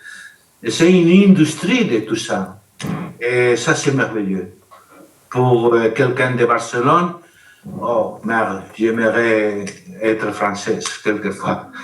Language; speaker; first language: French; non-native, learner; Spanish